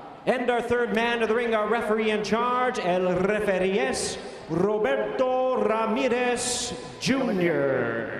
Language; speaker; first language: English; early bilingual, other home language; Spanish